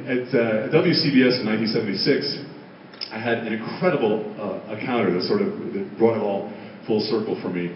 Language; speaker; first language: English; native; English